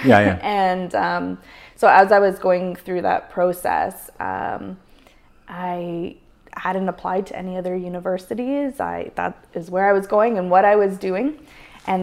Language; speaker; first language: English; native; English